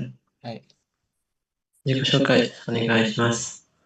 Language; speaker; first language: Japanese; non-native, learner; Indonesian